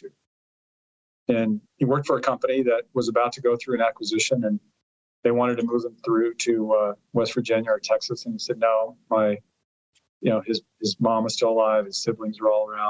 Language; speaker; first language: English; early bilingual, other home language; Italian